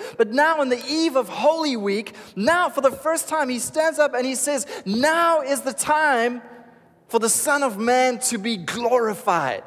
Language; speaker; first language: English; native; English